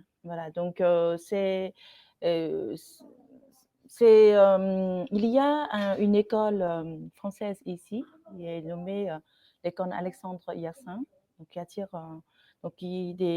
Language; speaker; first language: French; non-native, fluent; Vietnamese